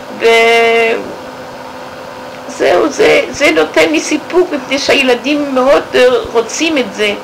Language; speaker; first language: Hebrew; non-native, fluent; French